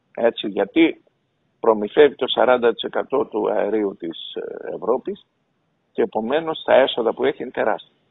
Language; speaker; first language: Greek; native; Greek